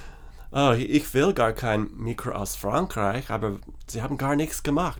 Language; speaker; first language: German; non-native, learner; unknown